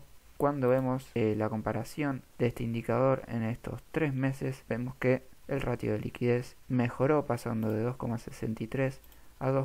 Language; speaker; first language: Spanish; native; Spanish